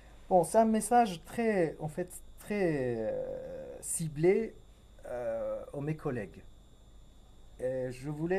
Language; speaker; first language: French; non-native, fluent; Persian